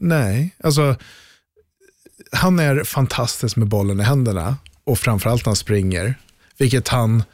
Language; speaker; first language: Swedish; native; Swedish